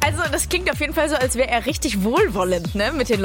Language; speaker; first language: German; native; German